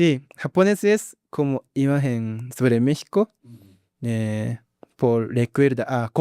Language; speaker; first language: Spanish; non-native, learner; Japanese